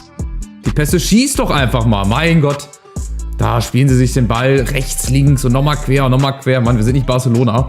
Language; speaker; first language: German; native; German